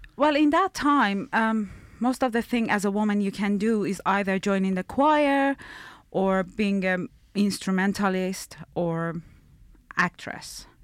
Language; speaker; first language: English; non-native, fluent; Persian